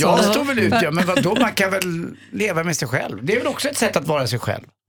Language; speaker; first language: Swedish; native; Swedish